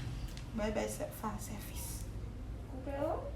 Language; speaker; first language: French; non-native, local second language; Haitian Creole